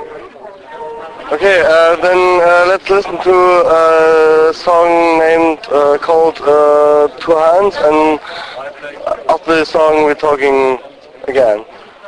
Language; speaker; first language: English; non-native, learner; German